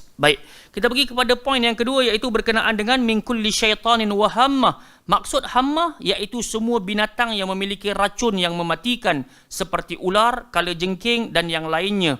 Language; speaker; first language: Malay; native; Malay